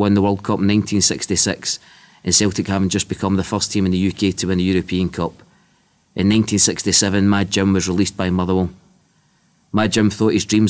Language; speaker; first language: English; native; English